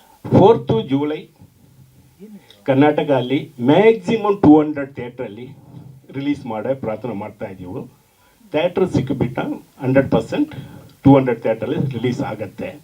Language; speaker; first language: Kannada; non-native, fluent; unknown